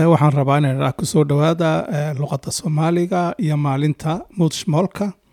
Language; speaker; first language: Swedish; non-native, fluent; Somali